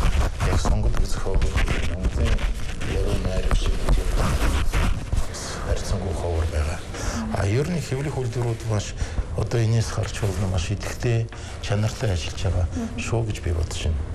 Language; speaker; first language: Mongolian; non-native, fluent; Russian